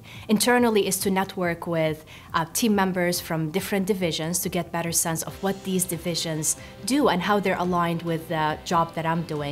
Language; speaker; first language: English; non-native, fluent; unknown